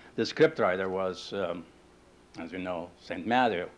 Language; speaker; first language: English; non-native, fluent; Lithuanian